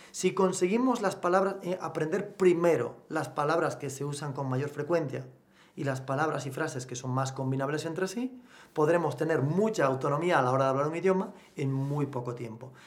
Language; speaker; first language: Spanish; native; Spanish